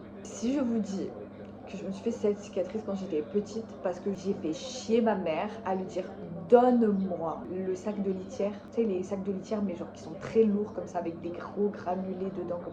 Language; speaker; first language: French; native; French